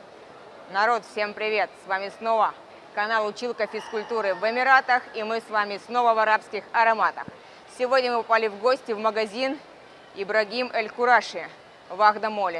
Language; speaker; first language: Russian; native; Russian